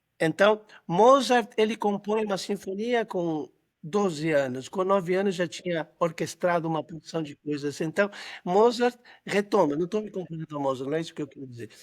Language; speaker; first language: Portuguese; non-native, fluent; Spanish